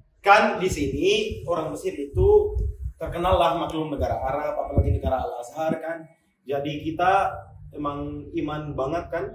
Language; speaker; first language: Indonesian; non-native, fluent; Arabic